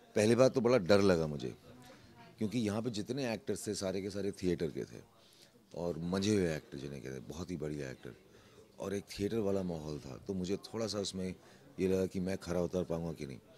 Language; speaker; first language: Hindi; native; Hindi